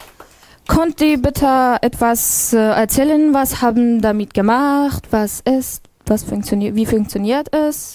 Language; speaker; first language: German; non-native, learner; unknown